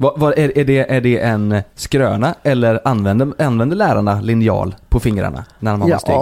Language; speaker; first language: Swedish; native; Swedish